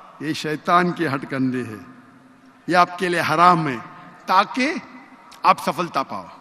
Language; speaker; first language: Urdu; non-native, local second language; Konkani